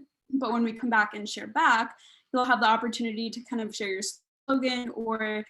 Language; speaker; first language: English; native; English